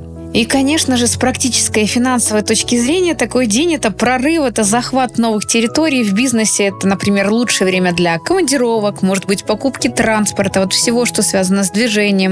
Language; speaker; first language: Russian; native; Russian